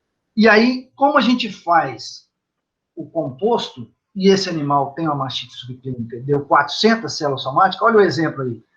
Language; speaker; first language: Portuguese; native; Portuguese